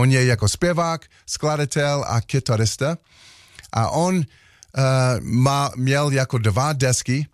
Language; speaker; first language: Slovak; non-native, learner; English